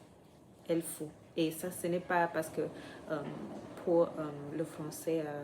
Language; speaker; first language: French; non-native, fluent; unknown